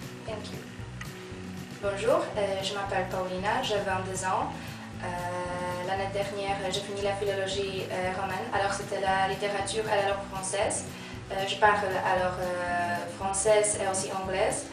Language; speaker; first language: French; non-native, fluent; Polish